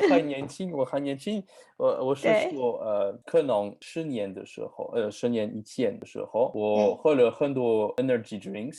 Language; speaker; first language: Chinese; non-native, learner; French